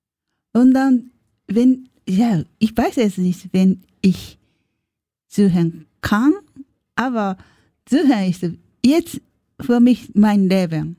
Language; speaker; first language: German; non-native, learner; Japanese